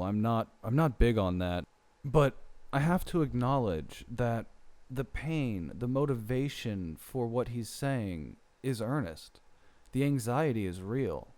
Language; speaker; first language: English; native; English